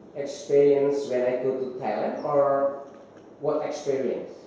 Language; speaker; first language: English; non-native, fluent; Indonesian